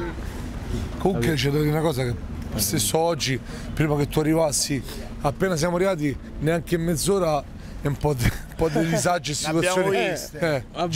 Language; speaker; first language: Italian; native; Italian